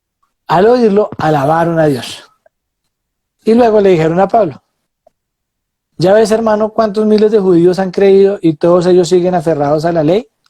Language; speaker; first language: Spanish; native; Spanish